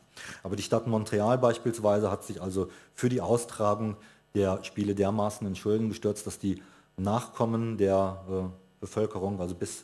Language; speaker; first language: German; native; German